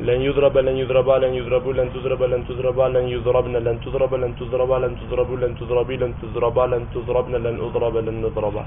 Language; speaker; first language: Arabic; non-native, learner; Urdu